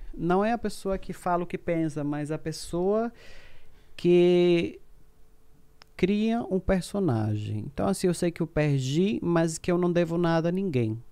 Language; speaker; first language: Portuguese; non-native, fluent; Spanish